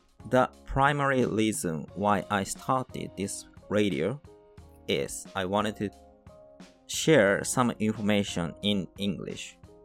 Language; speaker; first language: English; non-native, fluent; Japanese